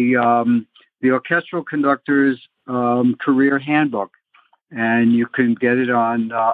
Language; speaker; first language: English; native; English